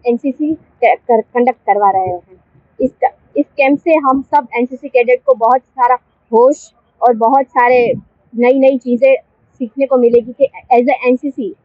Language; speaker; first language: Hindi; non-native, local second language; Gujarati